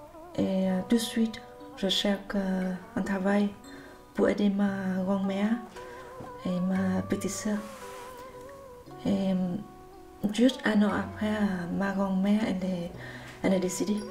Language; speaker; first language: French; non-native, learner; Vietnamese